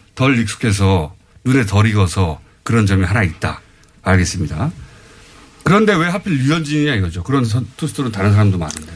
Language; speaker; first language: Korean; native; Korean